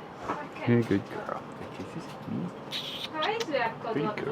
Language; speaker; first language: English; native; English